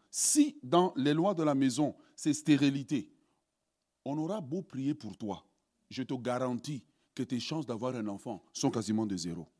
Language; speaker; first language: French; early bilingual, other home language; Lingala